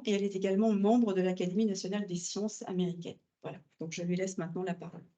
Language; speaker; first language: French; native; French